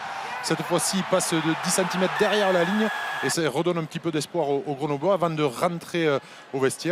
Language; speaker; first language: French; native; French